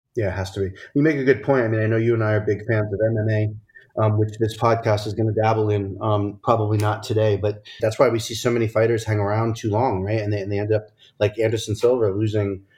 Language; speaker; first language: English; native; English